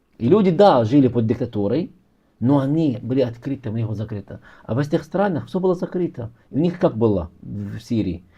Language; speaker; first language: Russian; non-native, fluent; Arabic